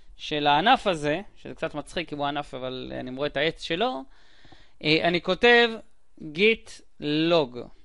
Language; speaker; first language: Hebrew; native; Hebrew